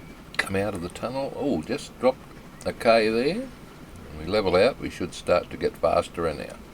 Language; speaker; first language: English; native; English